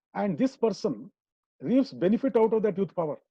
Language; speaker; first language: English; non-native, local second language; Kannada